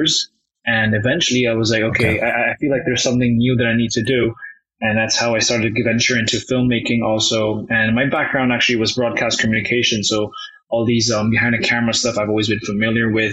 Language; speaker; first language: English; non-native, local second language; Cantonese